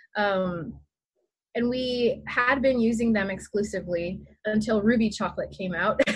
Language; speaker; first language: English; native; English